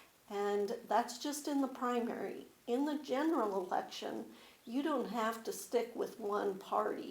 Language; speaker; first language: English; native; English